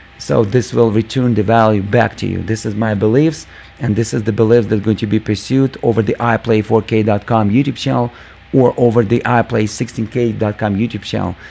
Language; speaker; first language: English; non-native, fluent; Russian